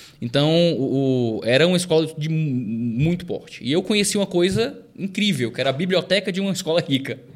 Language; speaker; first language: Portuguese; native; Portuguese